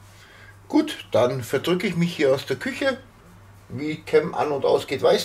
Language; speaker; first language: German; native; German